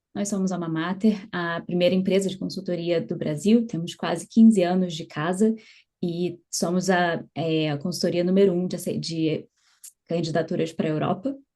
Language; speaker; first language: Portuguese; native; Portuguese